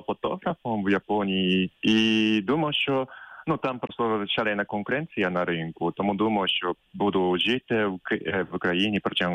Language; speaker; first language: Ukrainian; non-native, fluent; Japanese